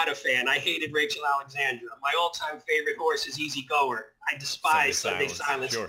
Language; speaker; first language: English; native; English